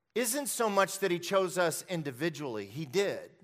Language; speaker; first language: English; early bilingual, other home language; Hungarian